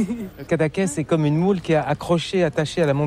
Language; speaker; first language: French; native; French